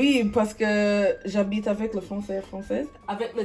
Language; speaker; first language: French; non-native, learner; English